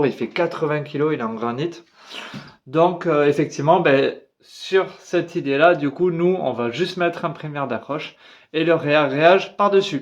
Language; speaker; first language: French; native; French